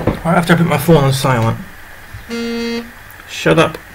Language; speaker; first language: English; native; English